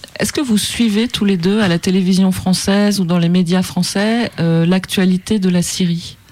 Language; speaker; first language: French; native; French